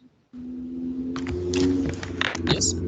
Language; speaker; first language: English; non-native, learner; Spanish